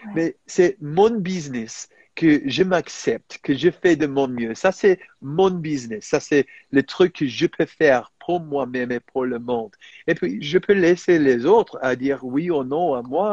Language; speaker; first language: French; non-native, fluent; English